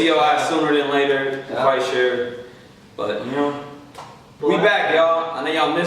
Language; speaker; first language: English; native; English